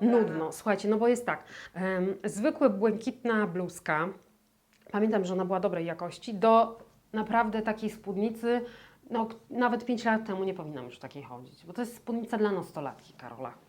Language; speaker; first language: Polish; native; Polish